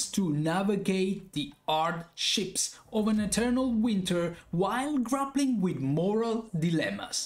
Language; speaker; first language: English; non-native, fluent; Italian